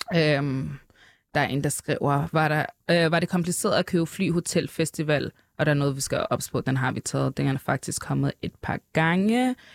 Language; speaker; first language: Danish; early bilingual, other home language; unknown